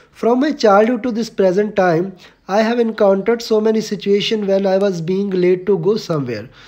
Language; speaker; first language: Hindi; non-native, local second language; Punjabi